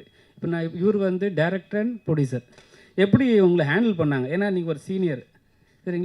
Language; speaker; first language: Tamil; native; Tamil